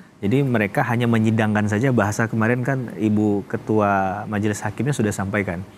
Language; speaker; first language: Indonesian; native; Indonesian